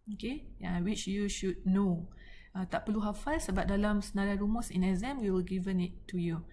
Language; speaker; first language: English; non-native, local second language; Malay